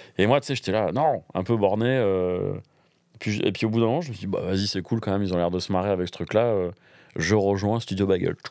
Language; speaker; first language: French; native; French